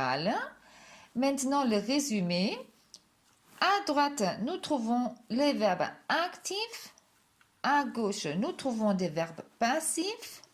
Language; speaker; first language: French; non-native, fluent; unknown